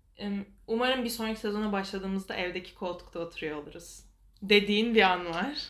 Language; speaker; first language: Turkish; native; Turkish